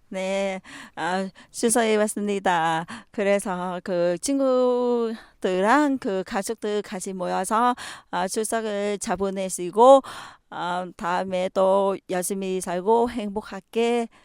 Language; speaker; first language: Korean; non-native, learner; Vietnamese